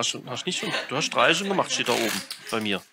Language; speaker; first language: German; native; German